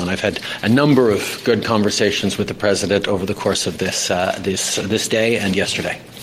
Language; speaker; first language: English; native; English